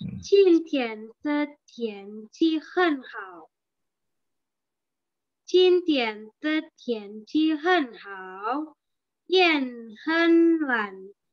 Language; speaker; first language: Chinese; non-native, learner; Indonesian